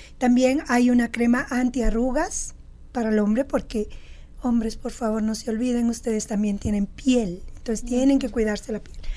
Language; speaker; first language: Spanish; native; Spanish